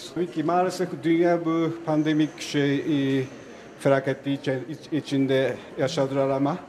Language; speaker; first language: Turkish; non-native, fluent; Japanese